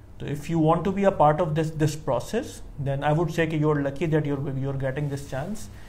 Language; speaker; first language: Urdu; native; Urdu